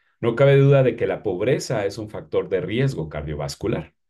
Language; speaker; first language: Spanish; native; Spanish